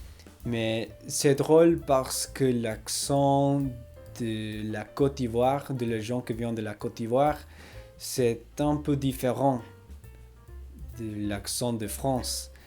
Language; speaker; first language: French; non-native, learner; English